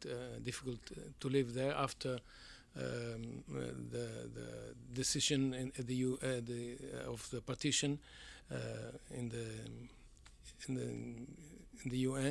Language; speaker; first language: English; non-native, fluent; Arabic